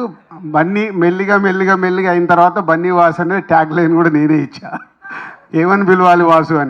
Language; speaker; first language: Telugu; native; Telugu